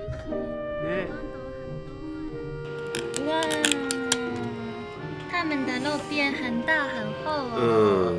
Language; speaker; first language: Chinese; non-native, learner; Japanese